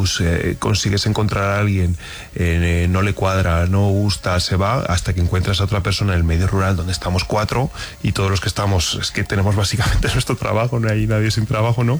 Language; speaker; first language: Spanish; native; Spanish